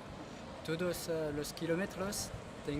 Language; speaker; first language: Spanish; non-native, learner; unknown